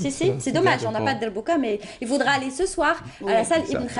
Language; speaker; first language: French; native; French